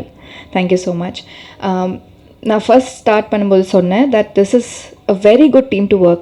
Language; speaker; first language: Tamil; non-native, learner; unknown